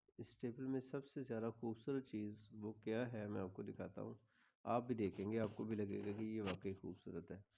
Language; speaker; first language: Urdu; non-native, local second language; Punjabi